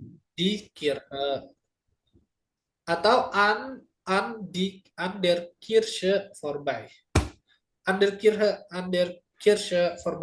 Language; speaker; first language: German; non-native, fluent; Indonesian